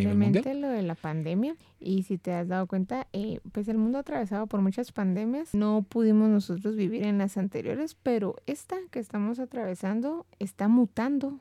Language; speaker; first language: Spanish; native; Spanish